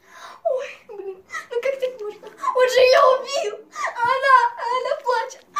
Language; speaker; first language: Russian; native; Russian